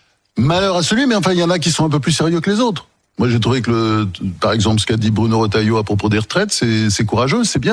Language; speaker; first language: French; native; French